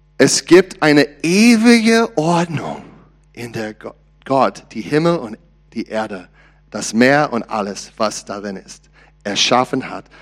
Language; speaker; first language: German; non-native, learner; English